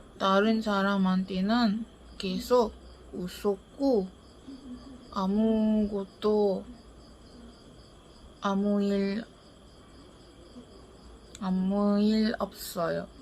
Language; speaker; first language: Korean; non-native, learner; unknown